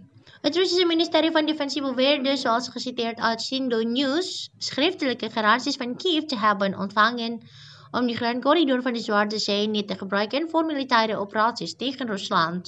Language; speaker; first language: Dutch; non-native, fluent; Indonesian